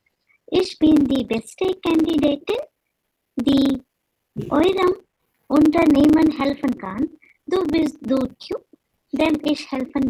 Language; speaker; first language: German; non-native, learner; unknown